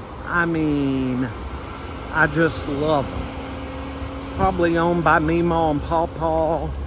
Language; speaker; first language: English; native; English